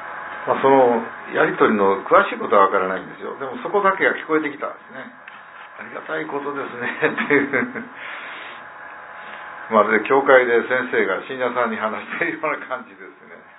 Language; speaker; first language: Japanese; native; Japanese